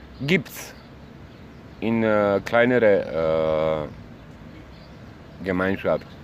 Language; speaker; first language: German; non-native, learner; Bosnian